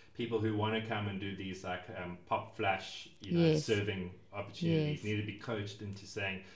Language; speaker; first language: English; native; English